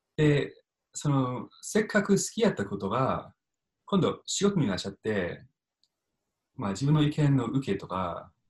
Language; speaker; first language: Japanese; non-native, fluent; English